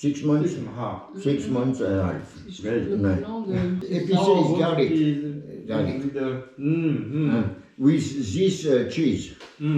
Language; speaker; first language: English; non-native, learner; French